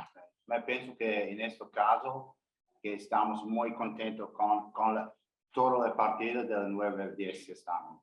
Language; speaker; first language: Spanish; non-native, learner; English